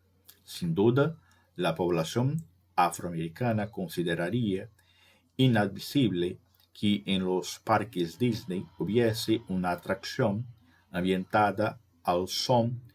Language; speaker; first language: Spanish; non-native, fluent; Portuguese